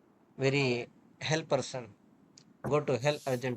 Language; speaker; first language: English; non-native, learner; Urdu